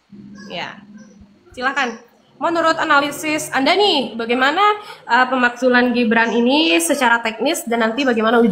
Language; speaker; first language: Indonesian; native; Indonesian